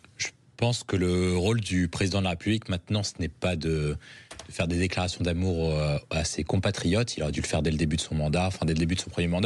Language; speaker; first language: French; native; French